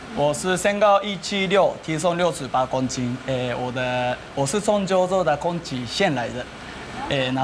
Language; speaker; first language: Chinese; non-native, fluent; Japanese